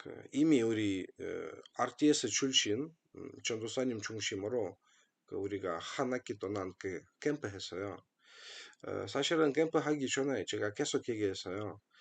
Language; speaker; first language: Korean; non-native, fluent; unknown